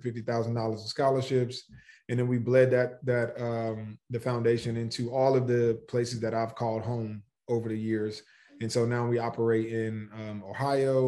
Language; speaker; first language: English; native; English